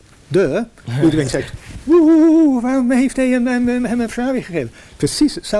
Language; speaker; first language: Dutch; non-native, fluent; English